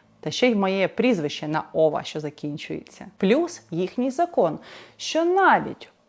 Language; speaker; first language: Ukrainian; non-native, local second language; Russian